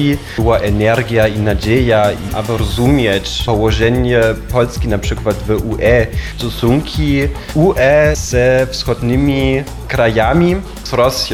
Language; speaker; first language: Polish; non-native, fluent; German